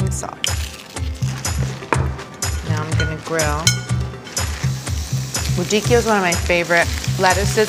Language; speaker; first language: English; native; English